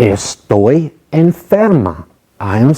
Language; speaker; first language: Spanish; non-native, fluent; English